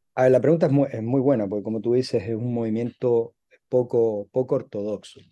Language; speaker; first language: Spanish; native; Spanish